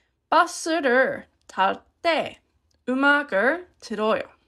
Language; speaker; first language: Korean; non-native, fluent; English